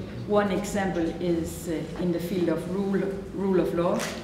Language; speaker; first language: English; non-native, fluent; Danish